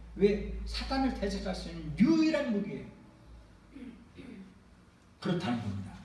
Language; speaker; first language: Korean; native; Korean